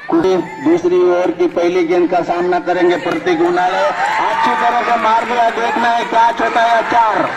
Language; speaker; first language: Hindi; non-native, local second language; Marathi